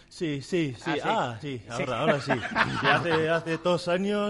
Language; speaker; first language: Spanish; non-native, learner; Tongan